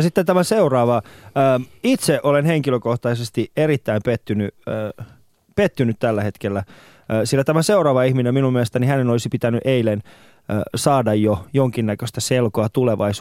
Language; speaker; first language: Finnish; early bilingual, other home language; Persian